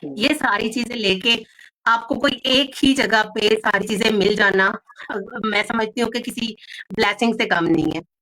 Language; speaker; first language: Urdu; non-native, local second language; Punjabi